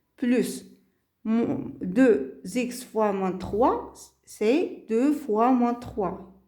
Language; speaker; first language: French; non-native, local second language; Arabic